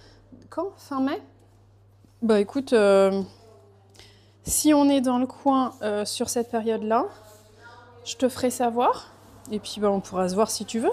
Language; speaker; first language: French; native; French